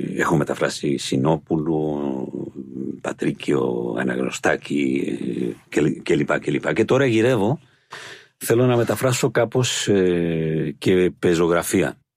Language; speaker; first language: Greek; non-native, fluent; Spanish